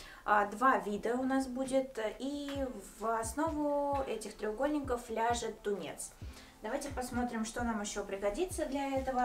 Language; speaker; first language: Russian; native; Russian